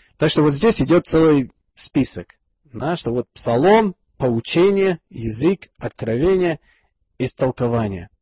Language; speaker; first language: Russian; non-native, fluent; English